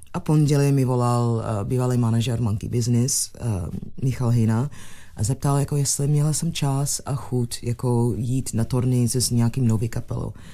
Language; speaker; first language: Czech; non-native, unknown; English